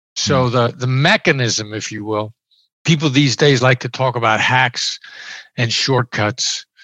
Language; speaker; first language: English; native; English